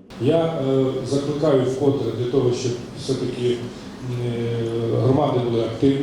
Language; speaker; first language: Ukrainian; native; Ukrainian